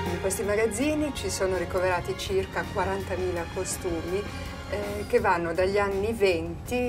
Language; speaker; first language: Italian; native; Italian